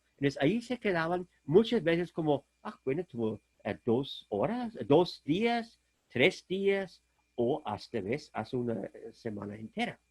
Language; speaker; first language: Spanish; non-native, fluent; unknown